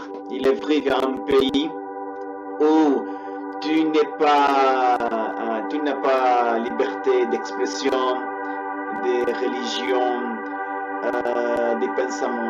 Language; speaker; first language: French; non-native, learner; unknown